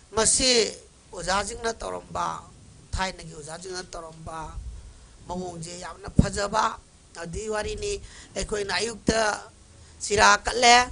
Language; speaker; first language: Manipuri; native; Manipuri